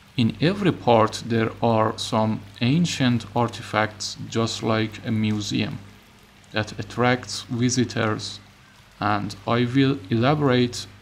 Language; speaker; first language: English; non-native, fluent; Persian